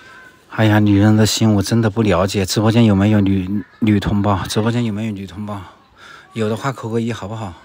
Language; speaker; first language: Chinese; native; Chinese